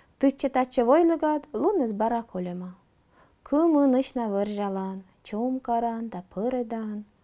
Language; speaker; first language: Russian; non-native, local second language; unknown